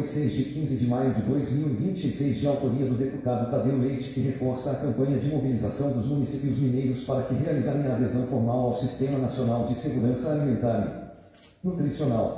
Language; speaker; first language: Portuguese; native; Portuguese